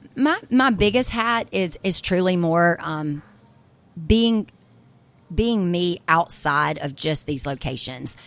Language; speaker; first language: English; native; English